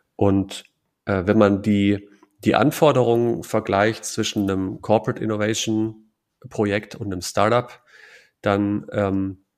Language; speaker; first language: German; native; German